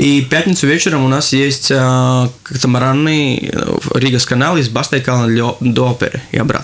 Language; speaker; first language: Russian; non-native, local second language; Latvian